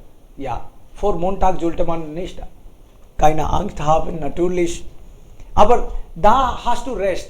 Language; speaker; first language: German; non-native, fluent; Hindi